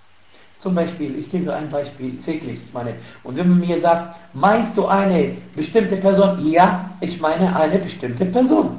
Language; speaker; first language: German; non-native, fluent; Arabic